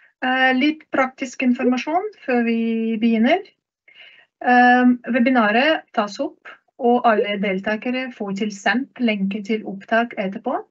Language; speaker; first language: Norwegian; non-native, fluent; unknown